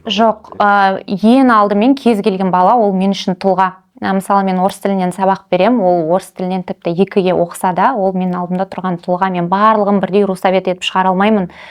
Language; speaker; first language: Kazakh; non-native, local second language; Russian